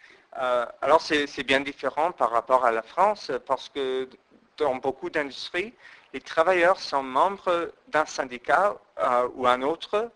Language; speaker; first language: French; non-native, fluent; English